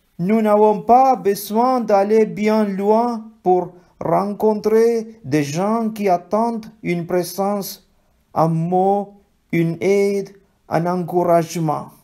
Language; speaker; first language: French; non-native, fluent; Malayalam